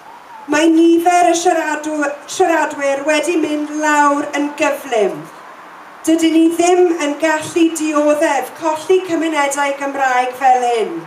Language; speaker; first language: Welsh; non-native, local second language; English